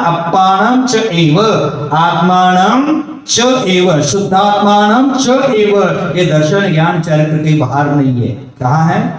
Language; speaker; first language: Hindi; non-native, local second language; Marathi